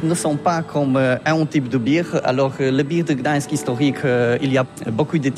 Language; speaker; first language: French; non-native, fluent; Polish